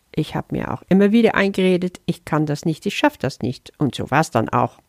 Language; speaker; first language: German; early bilingual, other home language; Dutch